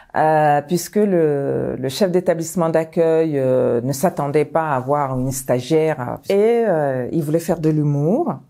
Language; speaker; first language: French; early bilingual, other home language; Bambara